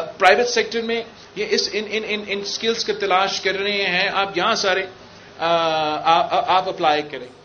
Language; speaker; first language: Urdu; non-native, local second language; English